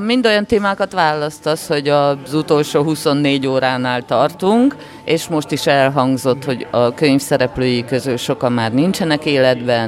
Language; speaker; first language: Hungarian; native; Hungarian